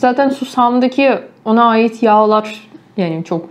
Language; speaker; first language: Turkish; non-native, fluent; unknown